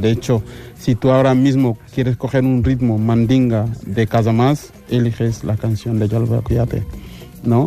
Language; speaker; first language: Spanish; non-native, fluent; Wolof